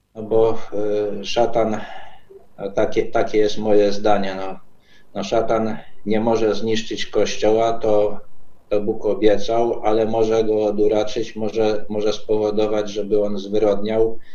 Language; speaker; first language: Polish; native; Polish